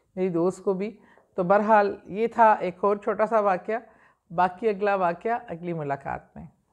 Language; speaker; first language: Urdu; native; Urdu